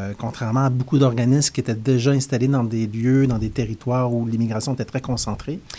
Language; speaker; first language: French; native; French